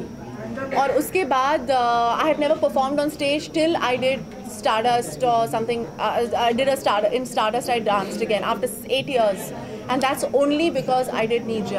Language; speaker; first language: English; non-native, local second language; Hindi